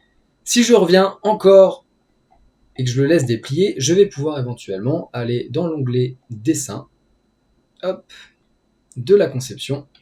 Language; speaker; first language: French; native; French